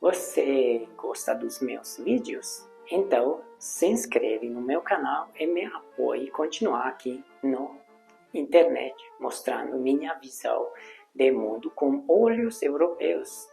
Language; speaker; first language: Portuguese; non-native, fluent; Hungarian